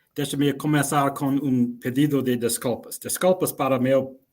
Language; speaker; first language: Portuguese; non-native, learner; English